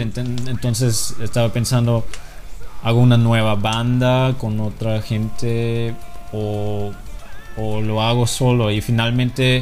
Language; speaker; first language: Spanish; non-native, fluent; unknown